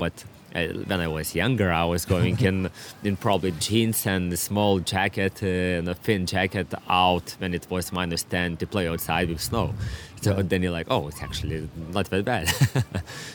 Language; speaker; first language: English; non-native, fluent; Lithuanian